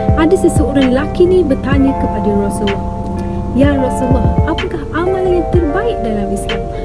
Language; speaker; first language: Malay; native; Malay